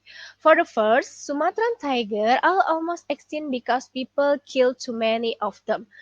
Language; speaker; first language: English; non-native, learner; Indonesian